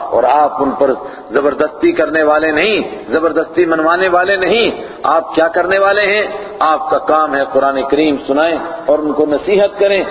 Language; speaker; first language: Urdu; non-native, local second language; Punjabi